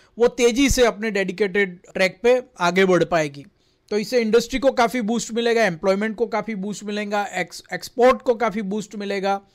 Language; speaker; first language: Hindi; non-native, local second language; Gujarati